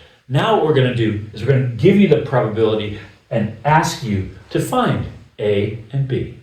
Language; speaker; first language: English; native; English